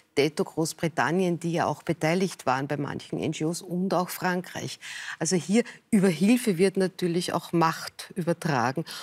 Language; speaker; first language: German; native; German